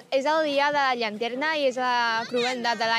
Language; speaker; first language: Catalan; non-native, learner; Chinese